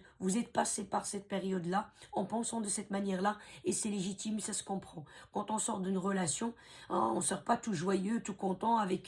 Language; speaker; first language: French; native; French